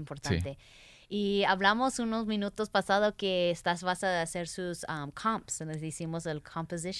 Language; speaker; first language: Spanish; early bilingual, heritage; English